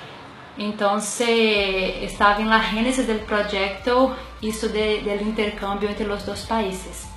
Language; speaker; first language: Portuguese; non-native, fluent; Spanish